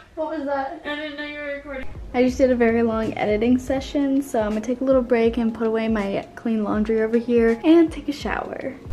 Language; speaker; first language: English; native; English